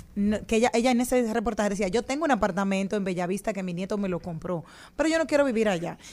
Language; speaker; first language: Spanish; native; Spanish